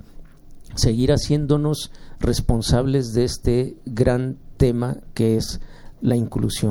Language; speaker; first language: Spanish; native; Spanish